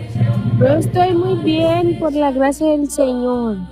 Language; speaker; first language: Spanish; non-native, fluent; Portuguese